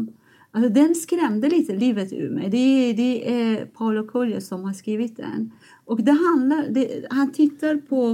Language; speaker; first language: Swedish; non-native, fluent; Persian